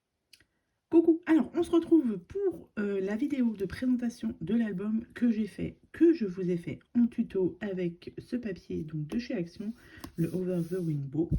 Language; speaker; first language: French; native; French